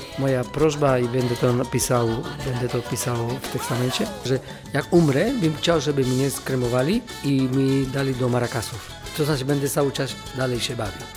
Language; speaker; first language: Polish; non-native, fluent; Spanish